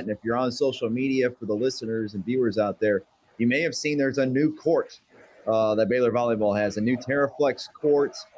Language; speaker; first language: English; native; English